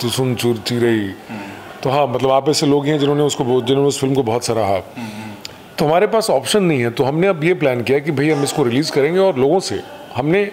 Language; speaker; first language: Hindi; native; Hindi